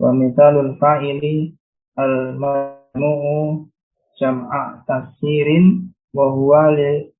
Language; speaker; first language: Arabic; non-native, learner; Indonesian